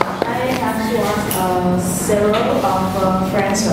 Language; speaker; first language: English; non-native, learner; Vietnamese